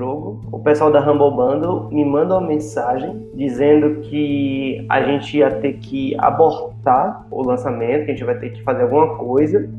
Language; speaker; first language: Portuguese; native; Portuguese